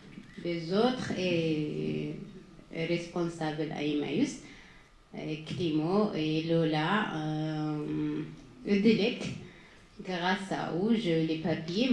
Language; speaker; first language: French; non-native, learner; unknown